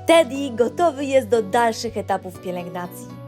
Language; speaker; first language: Polish; native; Polish